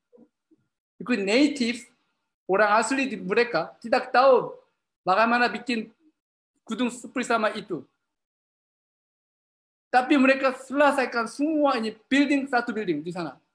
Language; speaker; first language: Indonesian; non-native, learner; Korean